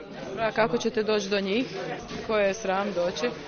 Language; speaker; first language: Croatian; native; Croatian